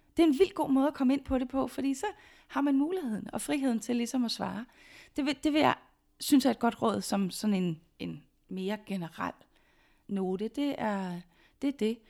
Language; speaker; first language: Danish; native; Danish